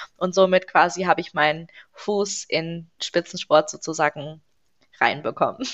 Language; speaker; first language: German; early bilingual, other home language; Persian